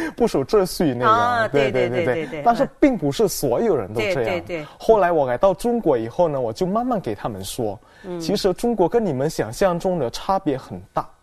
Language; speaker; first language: Chinese; non-native, fluent; Indonesian